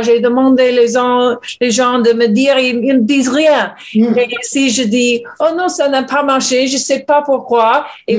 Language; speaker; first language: French; non-native, learner; English